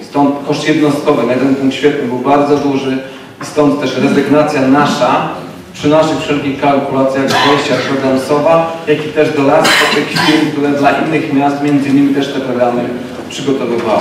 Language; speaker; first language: Polish; native; Polish